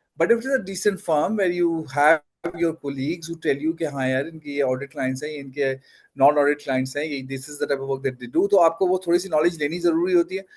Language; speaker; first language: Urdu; native; Urdu